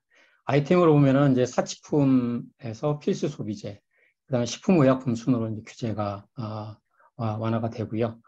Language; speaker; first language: Korean; native; Korean